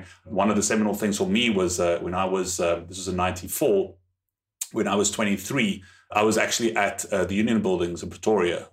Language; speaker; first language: English; non-native, local second language; German